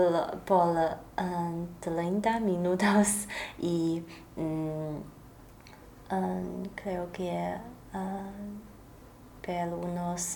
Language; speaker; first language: Spanish; non-native, learner; Chinese